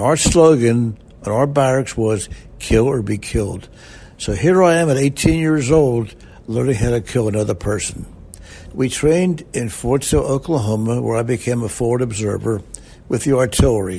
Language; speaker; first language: English; native; English